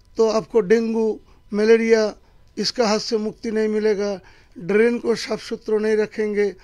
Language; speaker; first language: Hindi; non-native, local second language; Bangla